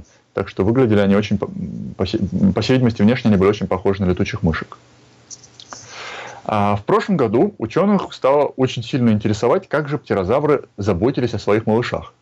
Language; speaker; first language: Russian; native; Russian